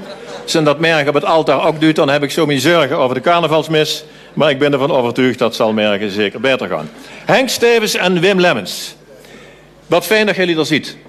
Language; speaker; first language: Dutch; native; Dutch